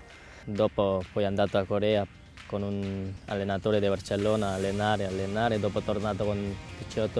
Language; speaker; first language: Italian; non-native, learner; Korean